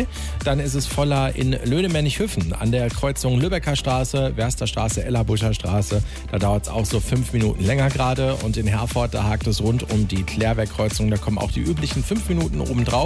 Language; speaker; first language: German; native; German